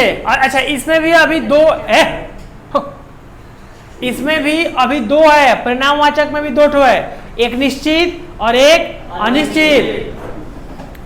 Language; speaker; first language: Hindi; non-native, local second language; Bhojpuri